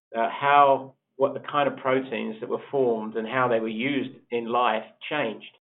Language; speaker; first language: English; native; English